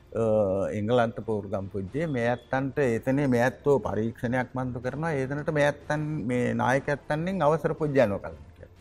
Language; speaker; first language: Sinhala; native; Sinhala